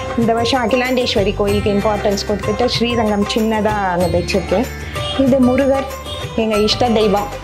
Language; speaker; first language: Tamil; non-native, local second language; Gujarati